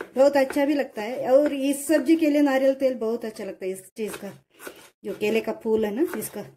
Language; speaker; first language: Hindi; non-native, local second language; Kannada